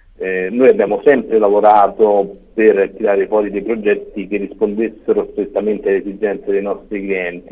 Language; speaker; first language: Italian; native; Italian